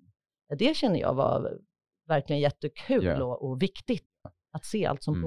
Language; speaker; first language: Swedish; native; Swedish